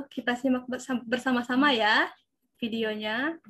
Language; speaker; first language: Indonesian; native; Indonesian